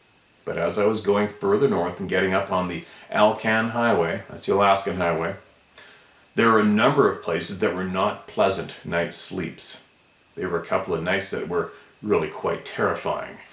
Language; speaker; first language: English; native; English